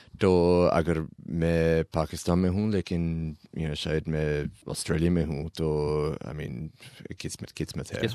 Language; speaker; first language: Urdu; non-native, learner; English